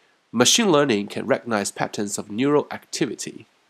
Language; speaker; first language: English; non-native, fluent; Chinese